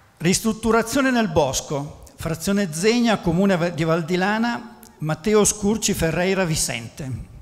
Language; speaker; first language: Italian; native; Italian